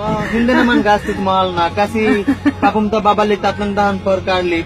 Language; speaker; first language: Filipino; non-native, learner; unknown